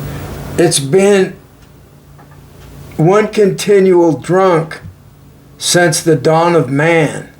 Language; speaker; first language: English; native; English